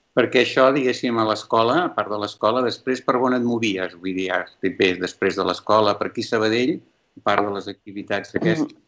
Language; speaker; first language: Catalan; native; Catalan